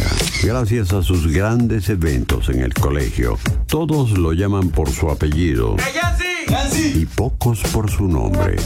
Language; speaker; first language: Spanish; native; Spanish